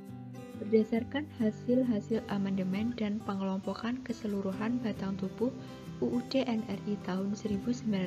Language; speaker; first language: Indonesian; native; Indonesian